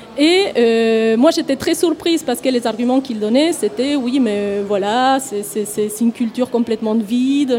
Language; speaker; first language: French; non-native, fluent; Spanish